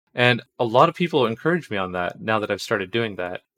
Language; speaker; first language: English; native; English